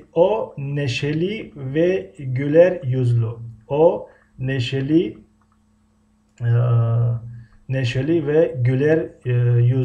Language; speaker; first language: Turkish; non-native, fluent; Tajik